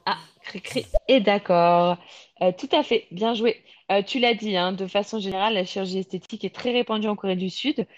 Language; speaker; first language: French; native; French